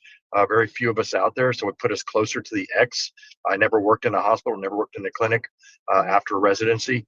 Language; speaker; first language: English; native; English